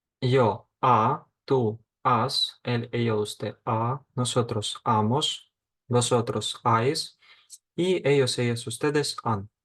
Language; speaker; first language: Spanish; non-native, fluent; Ukrainian